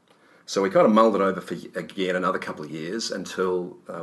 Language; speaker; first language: English; native; English